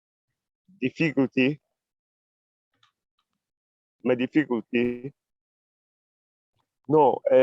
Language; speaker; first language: English; non-native, learner; Italian